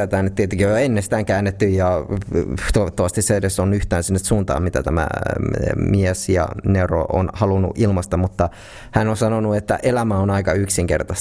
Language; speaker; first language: Finnish; native; Finnish